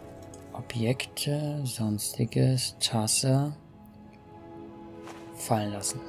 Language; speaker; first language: German; native; German